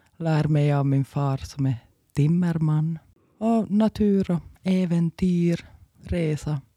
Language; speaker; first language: Swedish; native; Swedish